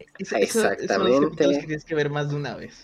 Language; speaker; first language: Spanish; native; Spanish